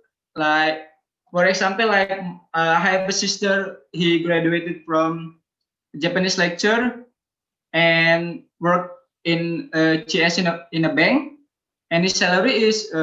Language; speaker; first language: English; non-native, learner; Indonesian